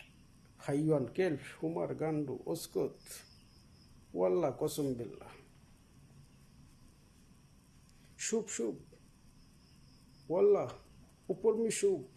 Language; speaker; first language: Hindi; non-native, learner; Bangla